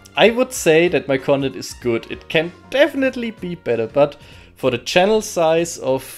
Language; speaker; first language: English; non-native, fluent; German